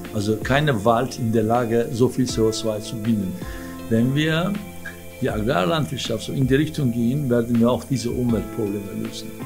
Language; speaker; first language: German; non-native, fluent; Turkish